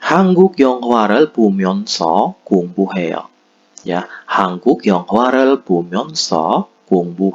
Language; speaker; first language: Korean; non-native, fluent; Indonesian